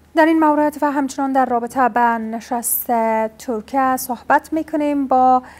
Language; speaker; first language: Persian; native; Persian